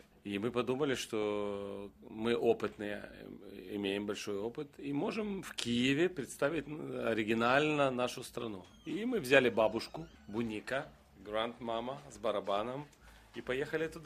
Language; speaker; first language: Russian; non-native, local second language; Romanian